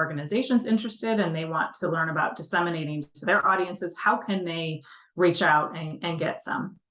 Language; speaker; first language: English; native; English